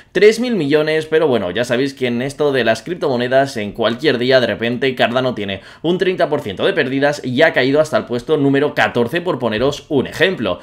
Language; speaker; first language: Spanish; native; Spanish